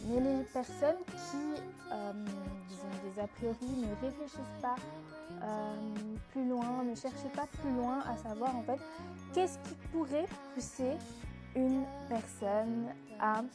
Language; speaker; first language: French; native; French